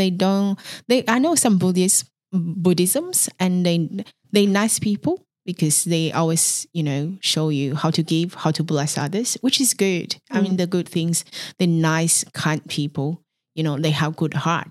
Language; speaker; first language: English; non-native, fluent; Chinese